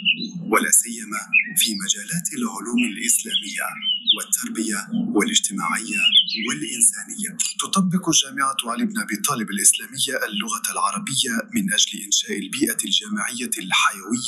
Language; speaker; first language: Arabic; non-native, fluent; Indonesian